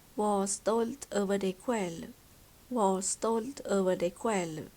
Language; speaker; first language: Swedish; non-native, learner; Thai